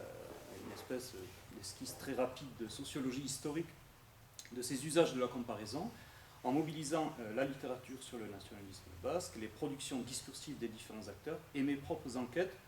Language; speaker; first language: French; native; French